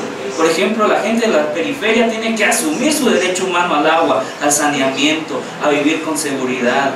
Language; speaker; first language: Spanish; native; Spanish